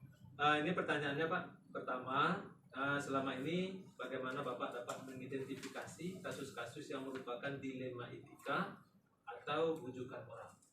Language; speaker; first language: Indonesian; native; Indonesian